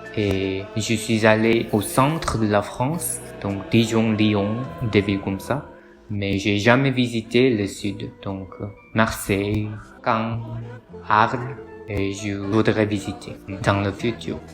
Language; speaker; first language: French; non-native, learner; Korean